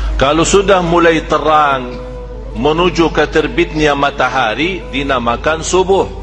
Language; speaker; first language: Malay; non-native, fluent; Arabic